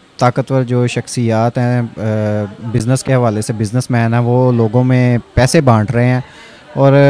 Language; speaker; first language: Urdu; non-native, local second language; Punjabi